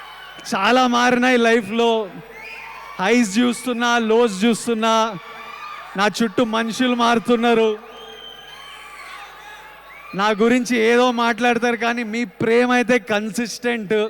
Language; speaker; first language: Telugu; native; Telugu